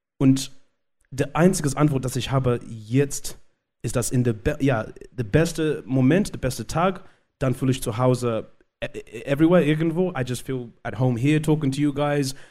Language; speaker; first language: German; non-native, learner; Shona